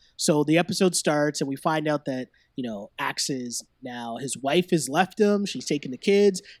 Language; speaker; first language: English; native; English